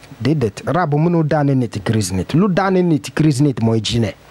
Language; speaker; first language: Wolof; non-native, learner; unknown